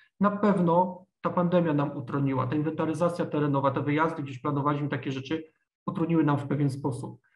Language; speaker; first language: Polish; native; Polish